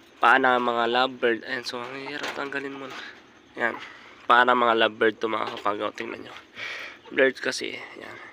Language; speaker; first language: Filipino; native; Filipino